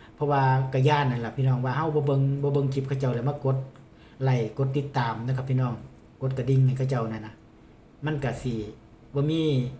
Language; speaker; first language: Thai; native; Thai